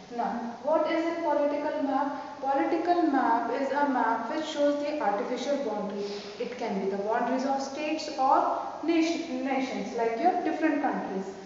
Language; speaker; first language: English; non-native, local second language; Hindi